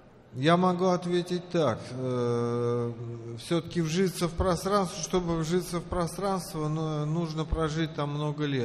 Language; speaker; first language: Russian; native; Russian